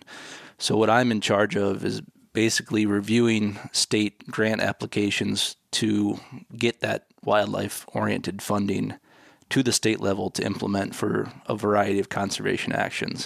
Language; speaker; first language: English; native; English